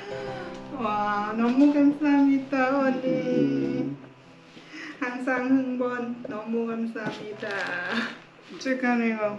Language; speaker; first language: Korean; non-native, learner; Lao